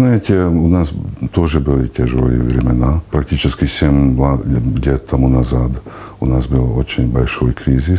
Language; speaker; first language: Russian; non-native, fluent; Hungarian